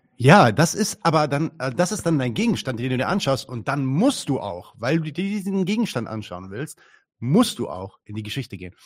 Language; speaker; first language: German; native; German